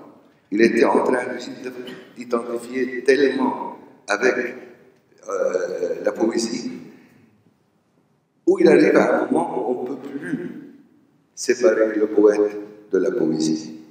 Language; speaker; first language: French; non-native, local second language; Arabic